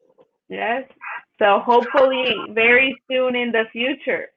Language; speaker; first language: English; non-native, fluent; Spanish